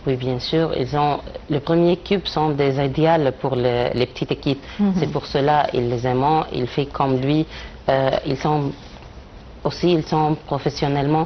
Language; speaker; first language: French; non-native, learner; Arabic